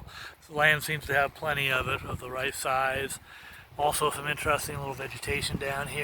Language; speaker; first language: English; native; English